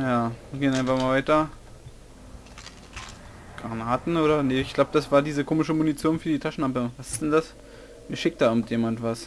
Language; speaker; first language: German; native; German